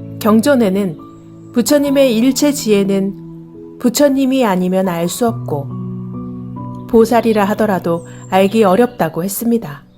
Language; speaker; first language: Korean; native; Korean